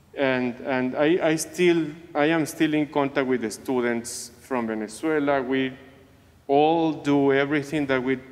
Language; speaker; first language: English; non-native, fluent; Spanish